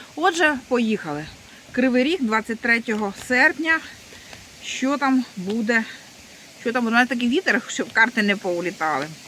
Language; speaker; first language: Ukrainian; non-native, local second language; Russian